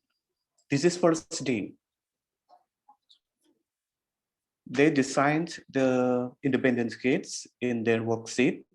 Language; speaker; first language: English; non-native, learner; Indonesian